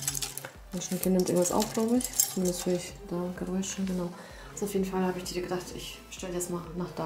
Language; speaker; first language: German; native; German